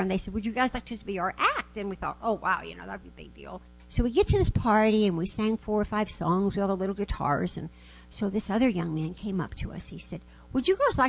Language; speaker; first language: English; early bilingual, other home language; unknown